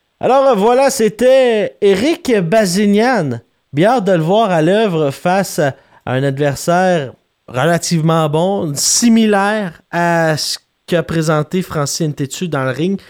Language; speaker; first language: French; native; French